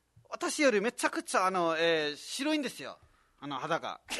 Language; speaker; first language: Japanese; non-native, fluent; Nepali